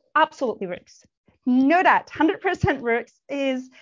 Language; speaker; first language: English; non-native, fluent; Turkish